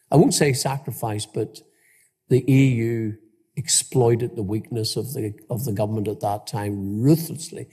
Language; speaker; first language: English; native; English